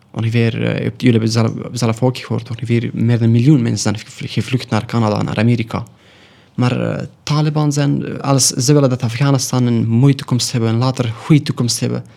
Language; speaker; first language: Dutch; non-native, learner; Pashto